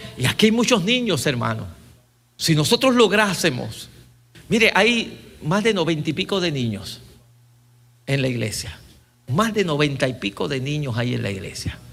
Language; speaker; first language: Spanish; native; Spanish